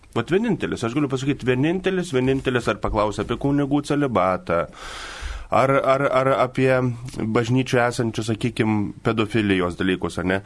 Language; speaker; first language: Lithuanian; native; Lithuanian